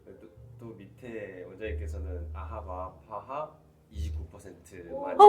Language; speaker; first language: Korean; native; Korean